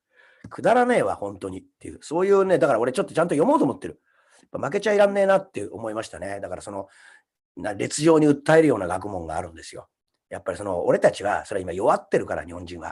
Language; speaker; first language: Japanese; native; Japanese